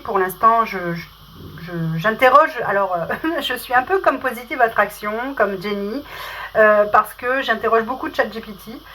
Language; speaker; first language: French; native; French